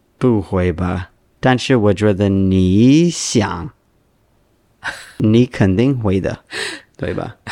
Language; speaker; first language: Chinese; non-native, learner; English